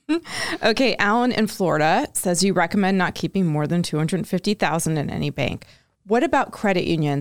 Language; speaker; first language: English; native; English